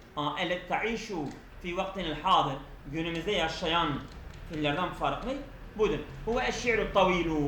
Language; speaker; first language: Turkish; non-native, local second language; Kurdish